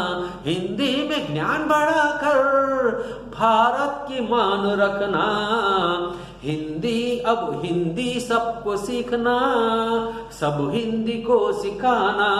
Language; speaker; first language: Hindi; non-native, local second language; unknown